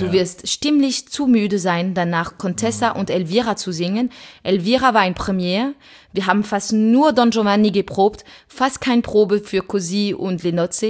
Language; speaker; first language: German; non-native, fluent; French